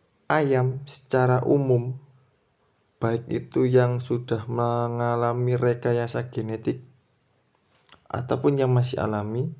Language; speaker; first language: Indonesian; native; Indonesian